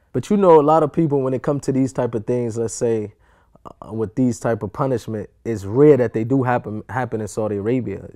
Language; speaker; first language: English; native; English